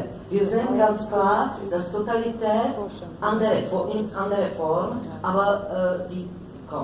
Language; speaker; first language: German; non-native, learner; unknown